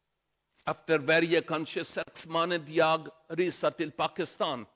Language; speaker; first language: Swedish; non-native, learner; Urdu